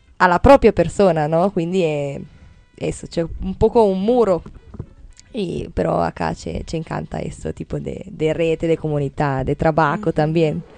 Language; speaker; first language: Spanish; non-native, learner; Italian